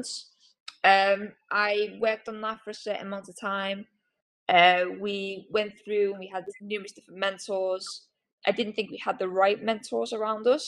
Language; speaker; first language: English; native; English